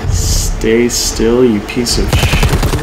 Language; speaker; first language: English; native; English